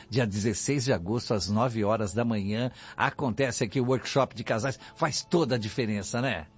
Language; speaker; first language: Portuguese; native; Portuguese